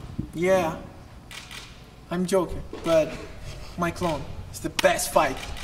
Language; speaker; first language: English; non-native, learner; Portuguese